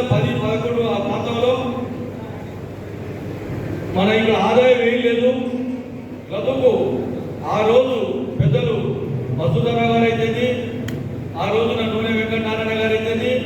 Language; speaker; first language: Telugu; native; Telugu